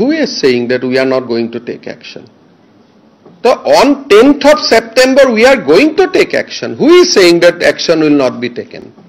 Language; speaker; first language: English; non-native, local second language; Assamese